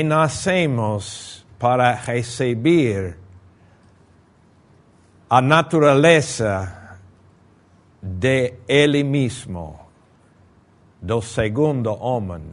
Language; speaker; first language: Portuguese; non-native, fluent; Spanish